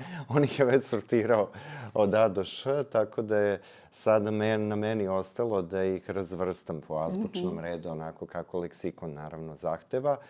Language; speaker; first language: Serbian; native; Serbian